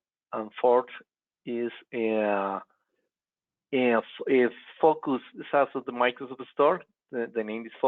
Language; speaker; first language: English; non-native, local second language; Spanish